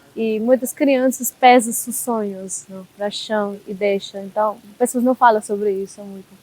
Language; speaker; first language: Portuguese; non-native, learner; Hindi